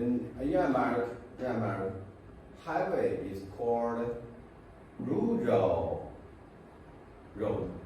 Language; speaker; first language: English; non-native, fluent; Chinese